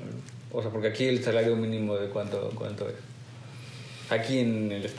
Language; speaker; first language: Spanish; native; Spanish